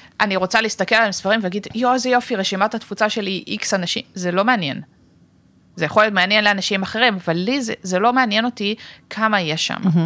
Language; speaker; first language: Hebrew; native; Hebrew